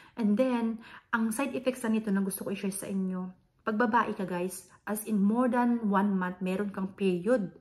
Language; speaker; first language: Filipino; non-native, local second language; Hiligaynon